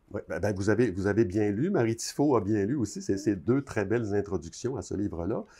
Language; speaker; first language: French; native; French